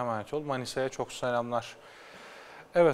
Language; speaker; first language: Turkish; native; Turkish